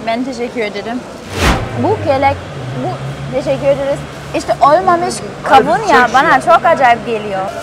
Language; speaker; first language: Turkish; non-native, fluent; German